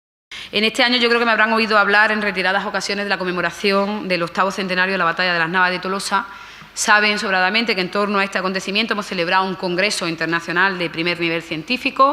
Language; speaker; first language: Spanish; native; Spanish